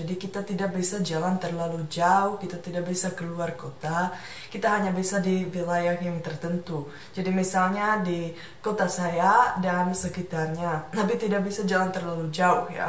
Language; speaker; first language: Indonesian; non-native, fluent; Czech